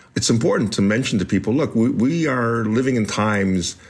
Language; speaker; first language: English; native; English